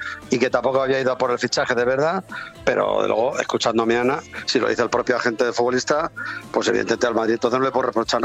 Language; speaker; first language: Spanish; native; Spanish